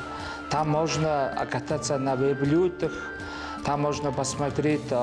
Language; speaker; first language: Russian; non-native, learner; Mongolian